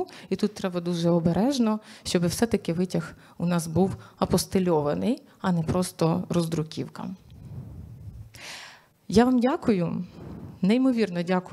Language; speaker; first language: Ukrainian; native; Ukrainian